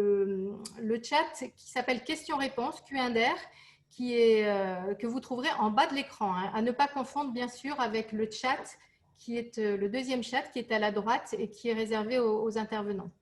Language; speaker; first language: French; native; French